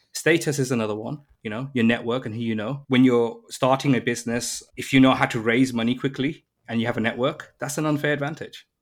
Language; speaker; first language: English; native; English